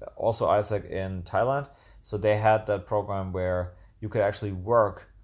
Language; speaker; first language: English; non-native, fluent; German